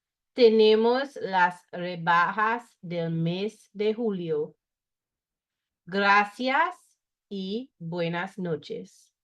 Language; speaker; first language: Spanish; non-native, fluent; English